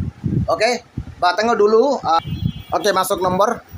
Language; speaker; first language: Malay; non-native, fluent; Bangla